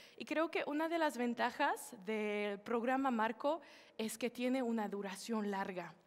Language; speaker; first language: Spanish; non-native, fluent; Slovak